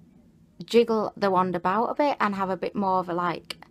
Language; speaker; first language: English; native; English